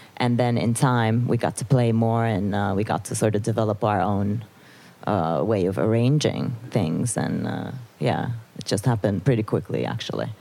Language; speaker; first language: English; non-native, fluent; Turkish